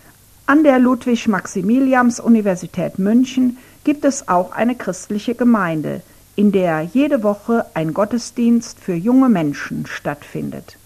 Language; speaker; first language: German; non-native, fluent; Ukrainian